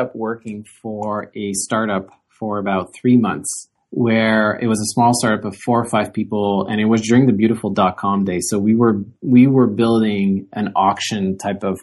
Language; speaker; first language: English; native; English